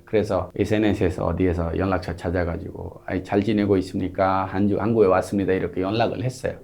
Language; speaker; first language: Korean; non-native, fluent; Hindi